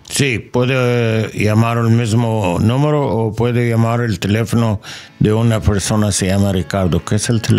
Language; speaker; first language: Spanish; non-native, learner; English